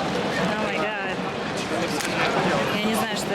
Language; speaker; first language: Russian; native; Russian